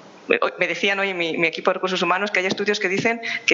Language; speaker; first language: Spanish; native; Spanish